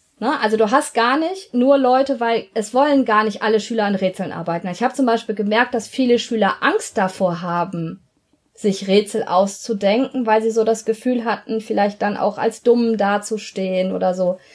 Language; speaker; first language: German; native; German